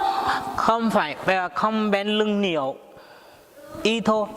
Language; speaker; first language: Vietnamese; non-native, learner; Hindi